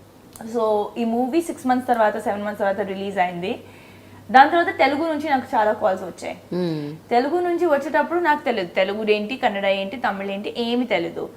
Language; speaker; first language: Telugu; non-native, fluent; Hindi